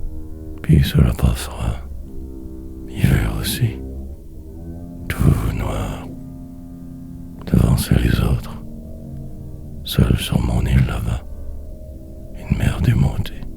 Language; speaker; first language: French; native; French